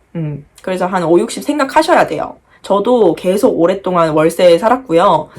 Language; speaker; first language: Korean; native; Korean